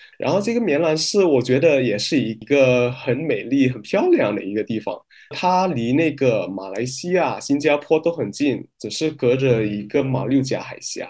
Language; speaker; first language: Chinese; non-native, fluent; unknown